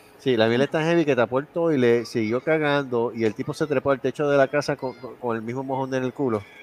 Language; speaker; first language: Spanish; native; Spanish